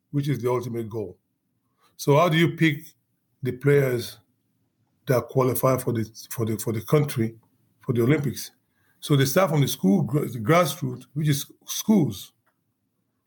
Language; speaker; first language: English; non-native, local second language; Yoruba